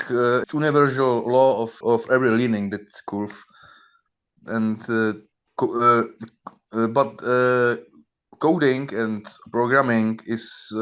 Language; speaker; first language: English; non-native, learner; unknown